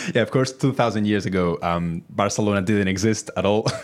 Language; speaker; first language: English; non-native, fluent; Catalan